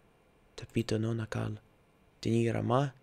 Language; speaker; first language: Indonesian; non-native, learner; Russian